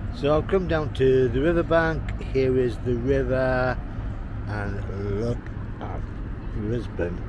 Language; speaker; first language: English; native; English